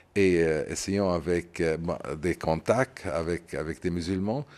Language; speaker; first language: French; non-native, fluent; Arabic